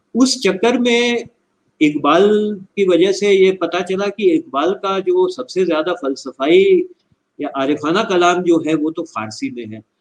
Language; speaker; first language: Hindi; native; Hindi